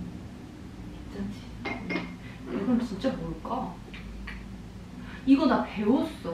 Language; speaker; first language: Korean; early bilingual, heritage; Korean